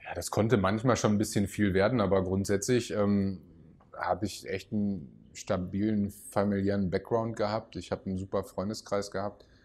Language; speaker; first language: German; native; German